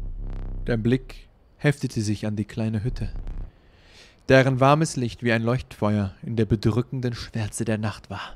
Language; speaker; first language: German; native; German